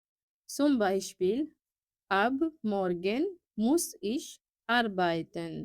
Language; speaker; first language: German; non-native, fluent; Urdu